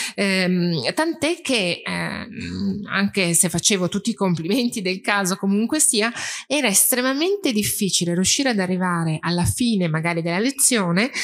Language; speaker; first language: Italian; non-native, fluent; Persian